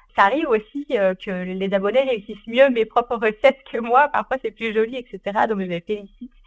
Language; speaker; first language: French; native; French